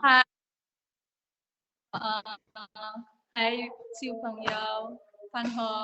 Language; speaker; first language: Cantonese; non-native, learner; Javanese